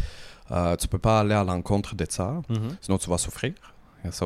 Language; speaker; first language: French; native; French